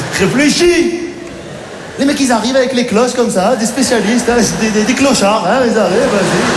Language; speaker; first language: French; native; French